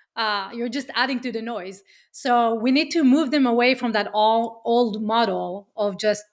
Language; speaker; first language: English; non-native, fluent; Hebrew